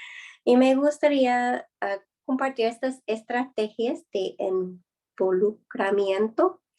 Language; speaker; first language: Spanish; non-native, fluent; English